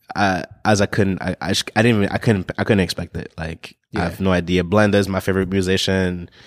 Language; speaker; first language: English; non-native, fluent; French